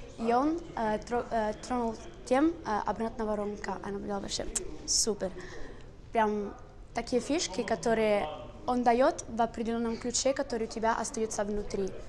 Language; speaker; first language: Russian; early bilingual, heritage; Italian